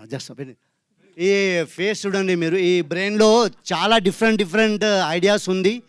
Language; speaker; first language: Telugu; non-native, local second language; Hindi